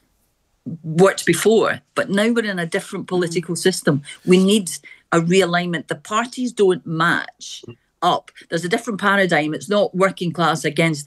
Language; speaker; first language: English; native; English